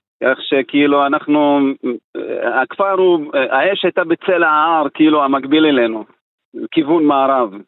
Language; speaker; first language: Hebrew; non-native, local second language; Arabic